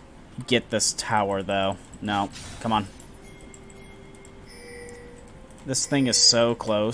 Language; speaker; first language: English; native; English